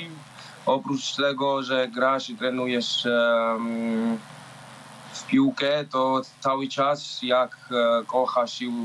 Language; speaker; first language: Polish; non-native, learner; Georgian